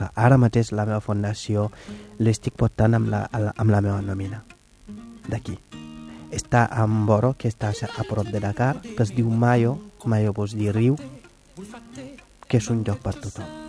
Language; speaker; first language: Catalan; non-native, fluent; Wolof